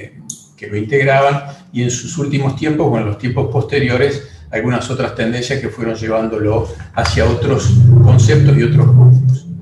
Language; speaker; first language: Spanish; native; Spanish